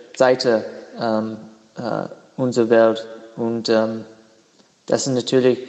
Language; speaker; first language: German; non-native, learner; English